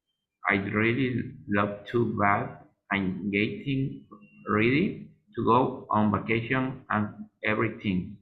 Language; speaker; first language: English; non-native, learner; Spanish